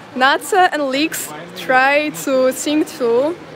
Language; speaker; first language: English; non-native, learner; Russian